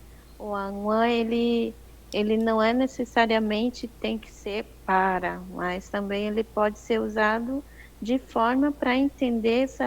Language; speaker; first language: Portuguese; native; Portuguese